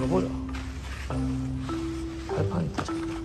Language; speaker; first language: Korean; native; Korean